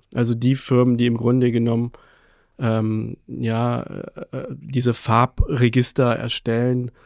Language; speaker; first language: German; early bilingual, other home language; Persian